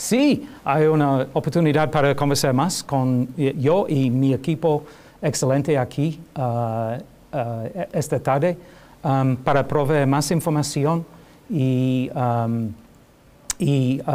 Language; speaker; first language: Spanish; non-native, learner; English